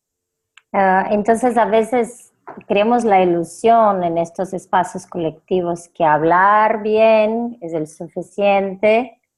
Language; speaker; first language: Spanish; non-native, fluent; Portuguese